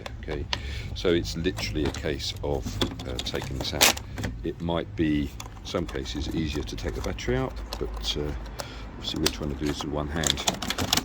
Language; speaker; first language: English; native; English